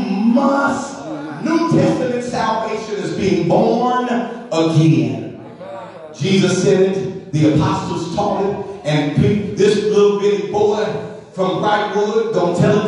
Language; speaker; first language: English; native; English